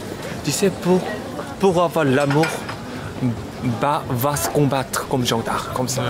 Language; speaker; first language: French; non-native, learner; Korean